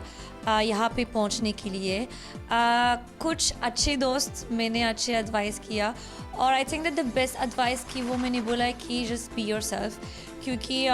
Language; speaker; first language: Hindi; non-native, learner; Arabic